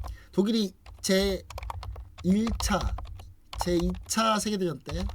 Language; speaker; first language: Korean; native; Korean